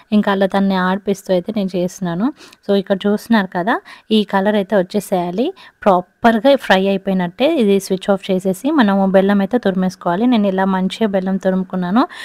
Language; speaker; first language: Telugu; non-native, local second language; Lambadi